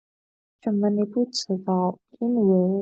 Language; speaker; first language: Chinese; non-native, learner; Indonesian